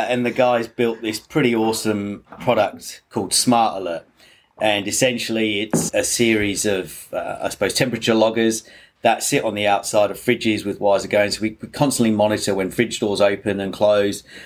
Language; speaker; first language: English; native; English